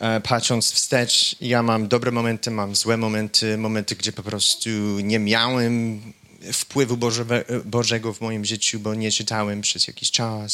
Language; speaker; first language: Polish; non-native, fluent; English